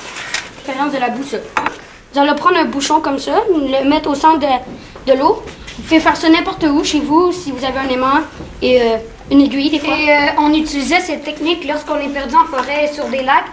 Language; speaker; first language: French; native; French